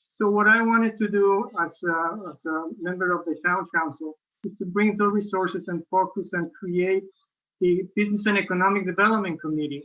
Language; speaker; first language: English; non-native, fluent; Spanish